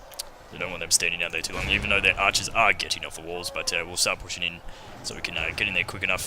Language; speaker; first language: English; native; English